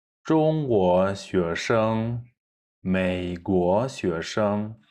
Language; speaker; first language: Chinese; non-native, fluent; Kyrgyz